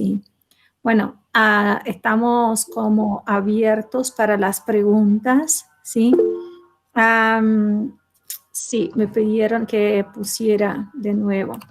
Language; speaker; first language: Spanish; non-native, fluent; Portuguese